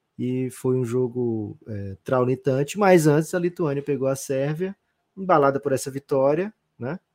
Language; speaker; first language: Portuguese; native; Portuguese